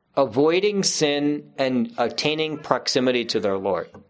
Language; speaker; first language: English; native; English